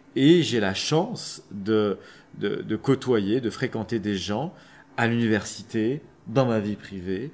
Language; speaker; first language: French; non-native, local second language; Arabic